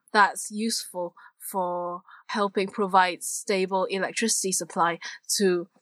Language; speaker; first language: English; non-native, local second language; Cantonese